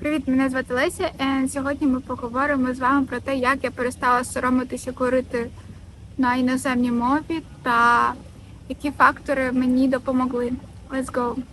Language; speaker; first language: Ukrainian; non-native, local second language; Russian